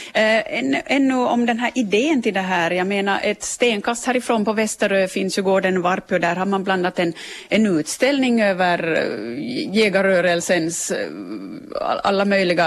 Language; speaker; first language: Swedish; native; Swedish